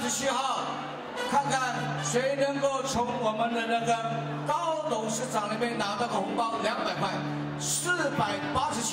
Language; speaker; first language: Chinese; early bilingual, heritage; Chinese